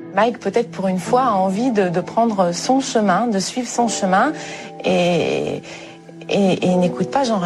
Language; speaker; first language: French; native; French